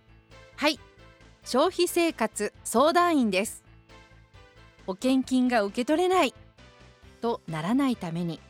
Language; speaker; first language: Japanese; native; Japanese